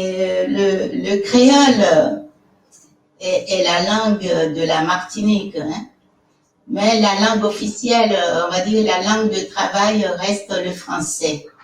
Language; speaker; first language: French; non-native, local second language; Fon